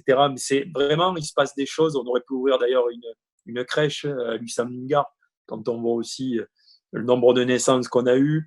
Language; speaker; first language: French; native; French